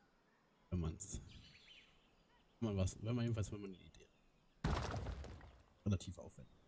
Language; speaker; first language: German; native; German